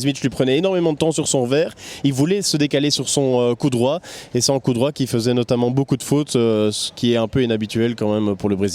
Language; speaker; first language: French; native; French